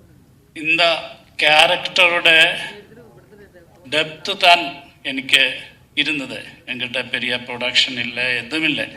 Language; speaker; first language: Tamil; non-native, learner; Malayalam